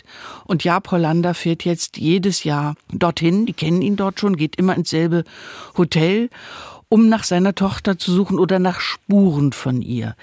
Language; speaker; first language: German; native; German